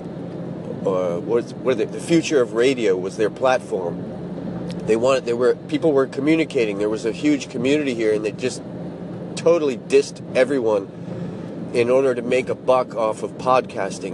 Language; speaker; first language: English; native; English